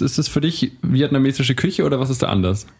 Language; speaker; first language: German; native; German